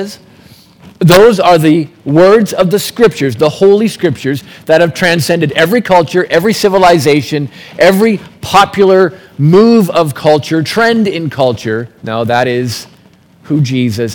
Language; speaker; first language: English; native; English